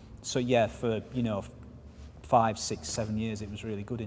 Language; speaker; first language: English; native; English